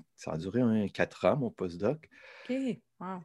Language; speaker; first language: French; native; French